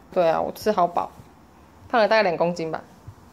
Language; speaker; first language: Chinese; native; Chinese